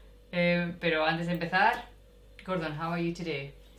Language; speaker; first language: English; non-native, fluent; Spanish